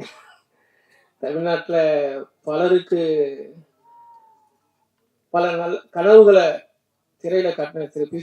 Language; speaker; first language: Tamil; native; Tamil